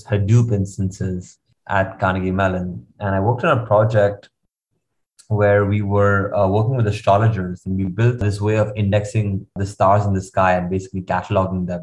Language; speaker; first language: English; non-native, local second language; Hindi